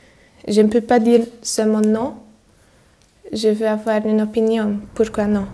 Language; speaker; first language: French; non-native, learner; Hungarian